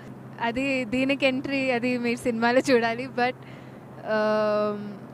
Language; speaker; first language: Telugu; non-native, fluent; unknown